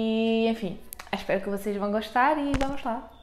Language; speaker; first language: Portuguese; early bilingual, heritage; Portuguese